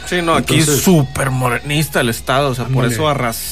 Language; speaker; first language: Spanish; native; Spanish